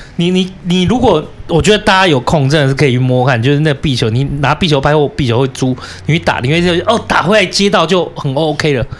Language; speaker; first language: Chinese; native; Chinese